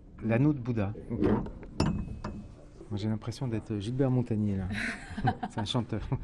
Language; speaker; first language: French; native; French